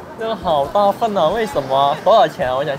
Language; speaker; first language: Chinese; native; Chinese